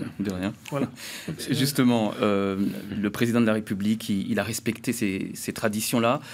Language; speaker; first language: French; native; French